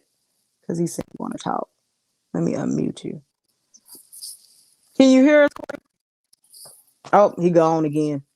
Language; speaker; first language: English; native; English